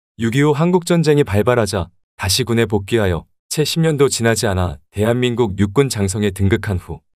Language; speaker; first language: Korean; native; Korean